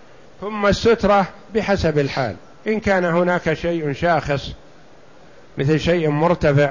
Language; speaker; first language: Arabic; native; Arabic